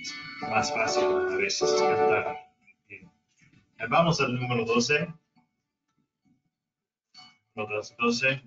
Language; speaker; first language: Spanish; non-native, fluent; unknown